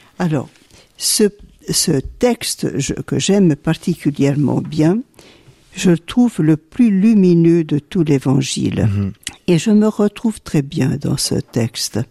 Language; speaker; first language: French; early bilingual, other home language; Italian